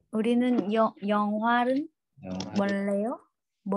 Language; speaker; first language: Korean; non-native, learner; Vietnamese